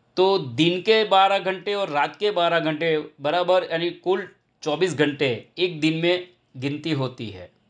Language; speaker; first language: Hindi; non-native, local second language; Gujarati